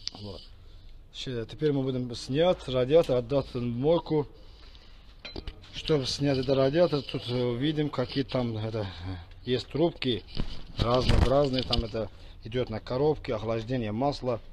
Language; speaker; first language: Russian; non-native, fluent; Azerbaijani